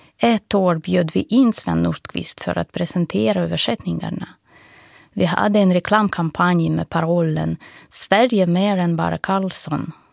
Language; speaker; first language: Swedish; non-native, fluent; Russian